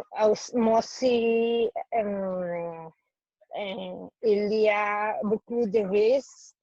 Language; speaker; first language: French; non-native, learner; Spanish